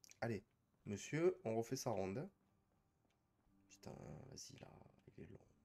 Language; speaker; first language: French; native; French